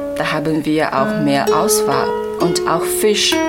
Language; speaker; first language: German; non-native, learner; Chinese